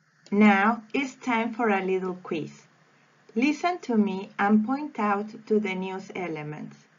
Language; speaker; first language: English; non-native, fluent; Spanish